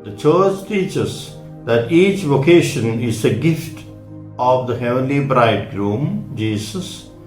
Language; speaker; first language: English; non-native, local second language; Malayalam